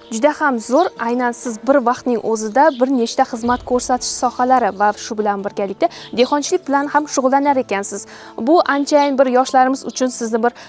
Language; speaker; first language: Uzbek; native; Uzbek